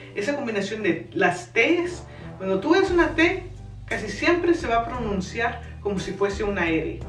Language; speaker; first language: Spanish; native; Spanish